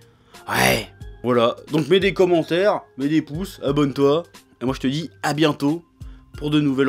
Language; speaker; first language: French; native; French